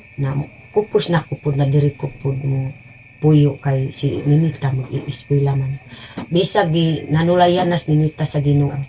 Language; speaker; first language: Cebuano; non-native, local second language; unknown